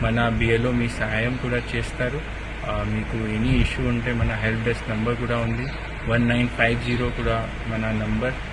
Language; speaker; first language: Telugu; non-native, learner; Hindi